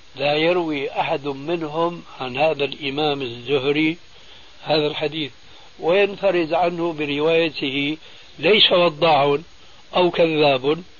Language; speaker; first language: Arabic; early bilingual, other home language; Albanian